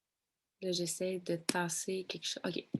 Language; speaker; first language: French; native; French